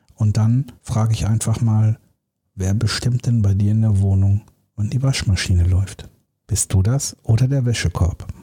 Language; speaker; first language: German; native; German